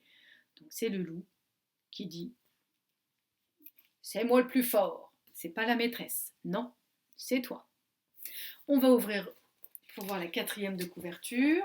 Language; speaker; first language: French; native; French